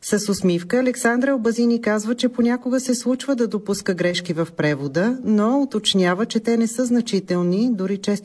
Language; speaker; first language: Bulgarian; native; Bulgarian